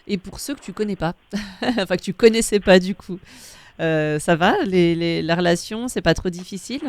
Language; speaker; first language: French; native; French